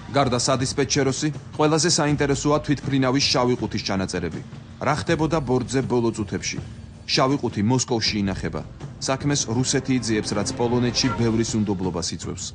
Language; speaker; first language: Georgian; native; Georgian